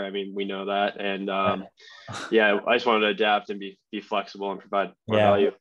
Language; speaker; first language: English; native; English